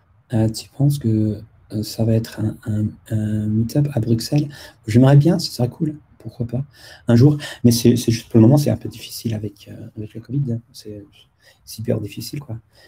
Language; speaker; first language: French; non-native, fluent; English